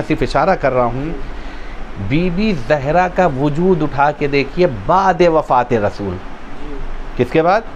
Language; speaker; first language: Urdu; native; Urdu